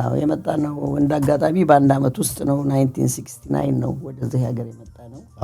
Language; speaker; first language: Amharic; native; Amharic